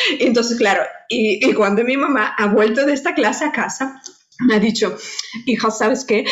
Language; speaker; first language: Spanish; non-native, fluent; Russian